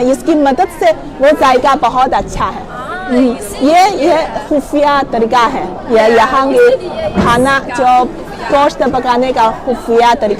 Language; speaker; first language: Hindi; non-native, learner; Chinese